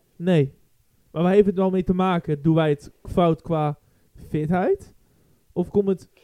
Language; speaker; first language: Dutch; native; Dutch